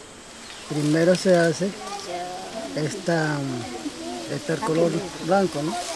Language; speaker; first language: Spanish; non-native, local second language; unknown